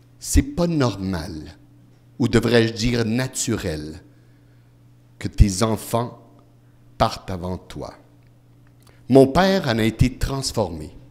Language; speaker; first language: French; early bilingual, other home language; Italian